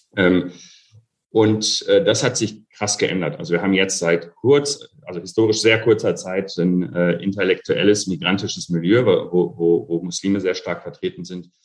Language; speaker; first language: German; early bilingual, other home language; Arabic